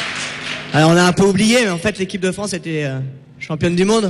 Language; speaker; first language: French; native; French